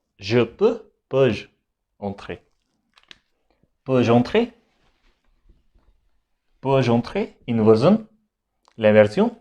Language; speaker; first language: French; non-native, fluent; Hindi